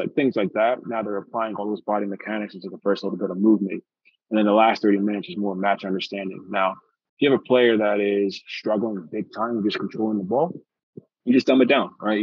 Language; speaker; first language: English; native; English